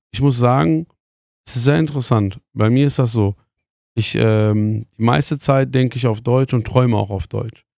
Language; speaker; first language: German; early bilingual, other home language; Persian